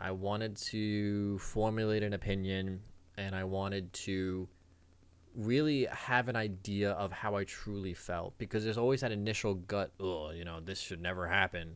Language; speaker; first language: English; native; English